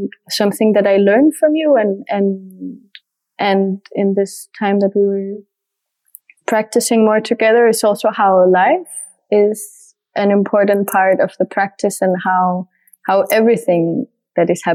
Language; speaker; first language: English; non-native, fluent; French